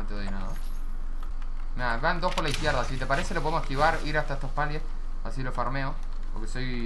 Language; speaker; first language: Spanish; native; Spanish